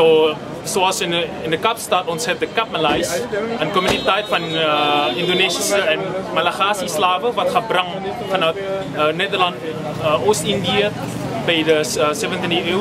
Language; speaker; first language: Dutch; non-native, learner; Afrikaans